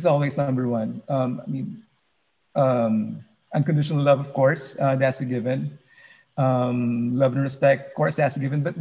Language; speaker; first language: English; non-native, local second language; Filipino